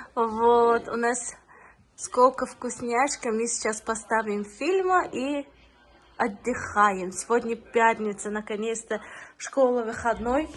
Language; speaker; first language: Russian; non-native, local second language; Tajik